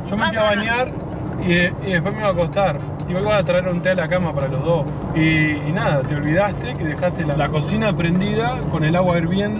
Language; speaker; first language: Spanish; native; Spanish